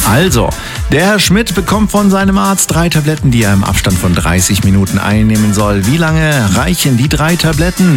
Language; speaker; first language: German; native; German